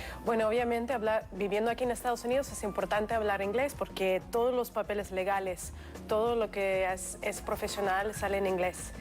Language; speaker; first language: Spanish; non-native, fluent; Russian